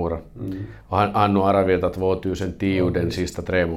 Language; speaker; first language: Swedish; non-native, learner; Finnish